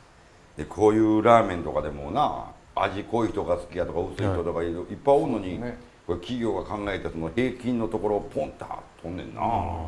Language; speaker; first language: Japanese; native; Japanese